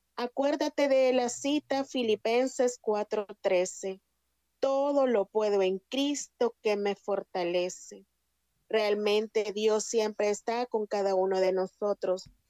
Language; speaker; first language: Spanish; native; Spanish